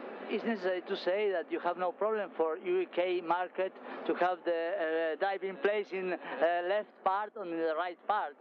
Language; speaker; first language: English; non-native, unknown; Italian